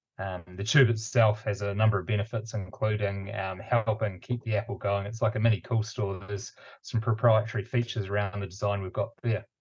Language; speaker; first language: English; native; English